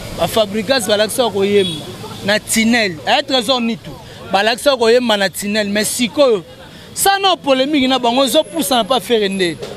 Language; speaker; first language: Lingala; native; Lingala